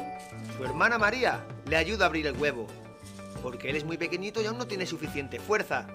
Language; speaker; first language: Spanish; native; Spanish